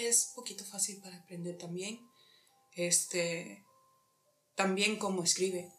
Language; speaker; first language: Spanish; early bilingual, heritage; English